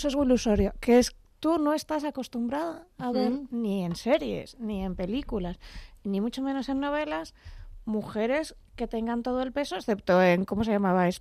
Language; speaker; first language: Spanish; native; Spanish